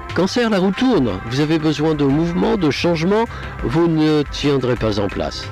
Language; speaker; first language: French; native; French